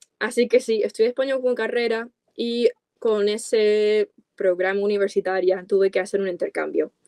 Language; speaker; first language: Spanish; non-native, fluent; English